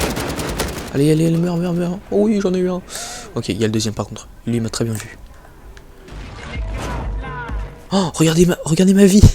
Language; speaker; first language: French; native; French